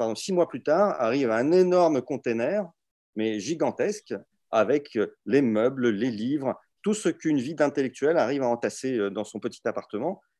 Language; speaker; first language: French; early bilingual, other home language; Russian